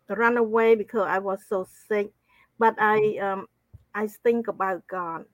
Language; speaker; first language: English; non-native, fluent; Khmer